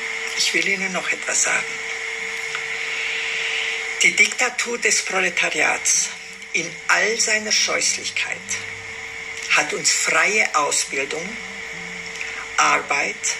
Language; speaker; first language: German; non-native, fluent; Romanian